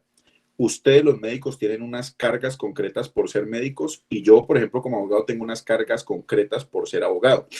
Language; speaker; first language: Spanish; native; Spanish